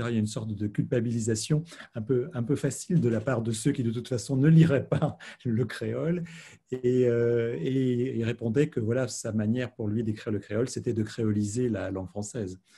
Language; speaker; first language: French; native; French